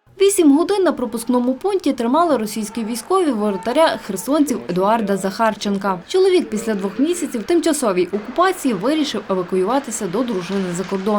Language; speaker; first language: Ukrainian; native; Ukrainian